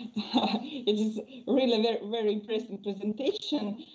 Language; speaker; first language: English; non-native, fluent; Russian